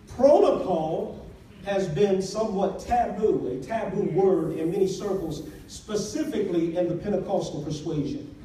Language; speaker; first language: English; native; English